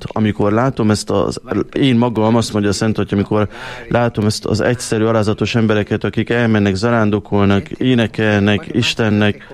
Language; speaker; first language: Hungarian; native; Hungarian